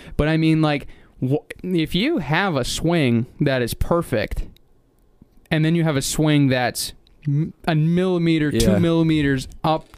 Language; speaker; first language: English; native; English